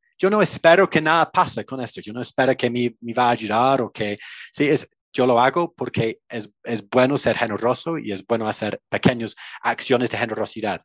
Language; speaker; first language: Spanish; non-native, fluent; English